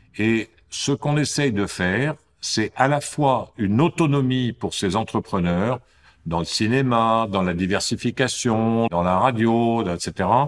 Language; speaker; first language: French; native; French